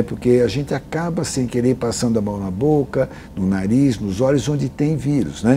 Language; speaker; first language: Portuguese; native; Portuguese